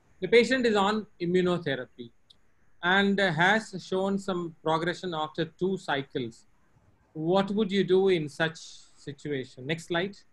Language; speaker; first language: English; non-native, local second language; Tamil